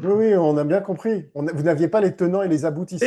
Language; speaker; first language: French; native; French